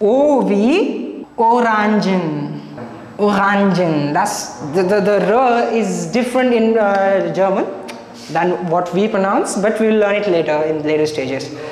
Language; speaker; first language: English; non-native, local second language; Marathi